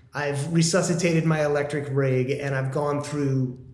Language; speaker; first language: English; native; English